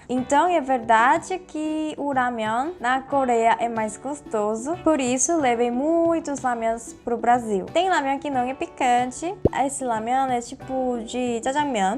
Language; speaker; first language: Portuguese; non-native, fluent; Korean